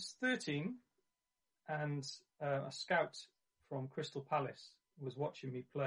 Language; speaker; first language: English; native; English